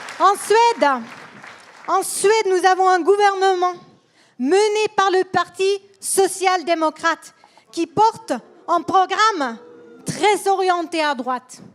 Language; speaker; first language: French; non-native, fluent; Swedish